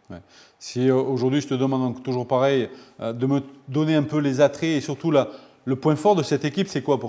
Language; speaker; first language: French; native; French